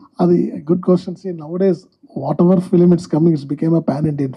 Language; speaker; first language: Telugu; non-native, local second language; Tamil